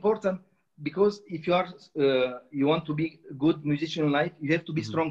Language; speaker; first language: English; non-native, learner; Romanian